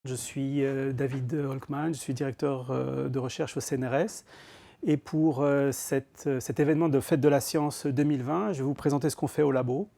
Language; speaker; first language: French; native; French